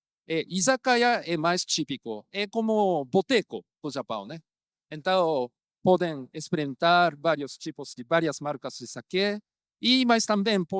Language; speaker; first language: Portuguese; non-native, fluent; Japanese